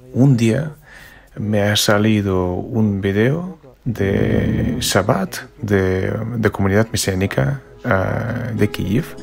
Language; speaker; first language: Spanish; non-native, fluent; Ukrainian